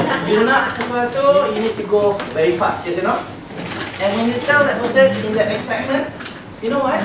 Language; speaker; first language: English; non-native, local second language; Malay